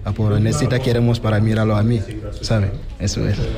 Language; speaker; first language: Spanish; non-native, learner; Wolof